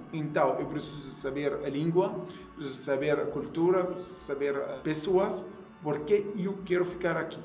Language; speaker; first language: Portuguese; non-native, learner; Arabic